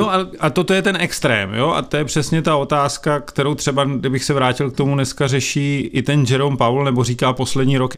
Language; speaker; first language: Czech; native; Czech